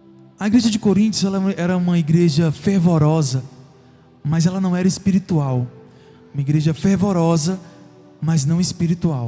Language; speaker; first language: Portuguese; native; Portuguese